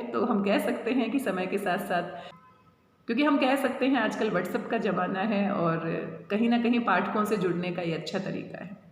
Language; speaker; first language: Hindi; native; Hindi